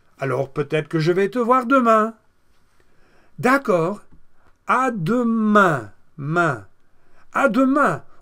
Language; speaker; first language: French; non-native, fluent; English